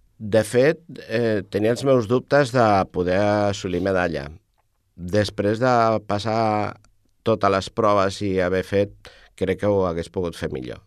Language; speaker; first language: Catalan; native; Catalan